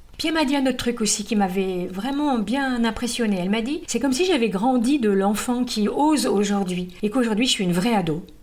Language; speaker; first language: French; native; French